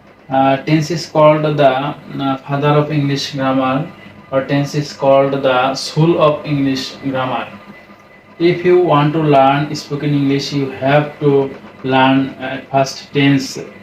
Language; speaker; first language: English; non-native, local second language; Bangla